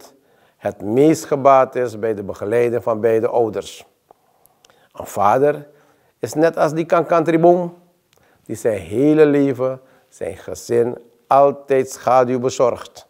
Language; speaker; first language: Dutch; native; Dutch